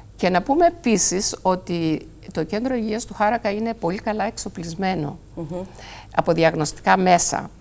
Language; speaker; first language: Greek; native; Greek